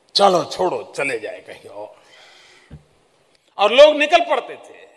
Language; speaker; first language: Hindi; non-native, local second language; Gujarati